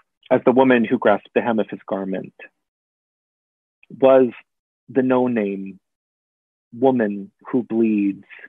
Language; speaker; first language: English; native; English